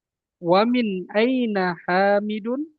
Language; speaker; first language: Arabic; non-native, fluent; Indonesian